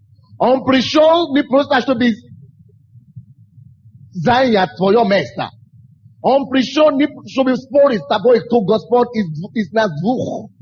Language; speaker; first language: Russian; non-native, fluent; Yoruba